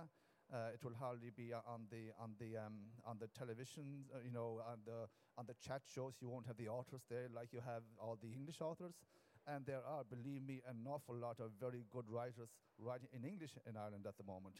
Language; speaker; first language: English; non-native, local second language; Irish